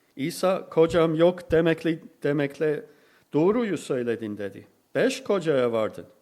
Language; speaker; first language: Turkish; non-native, fluent; English